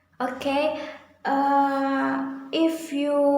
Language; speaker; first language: English; non-native, learner; Indonesian